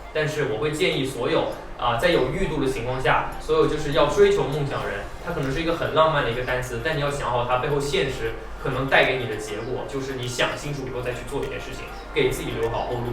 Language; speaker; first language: Chinese; native; Chinese